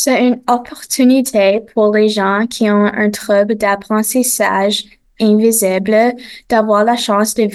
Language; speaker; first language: French; non-native, local second language; English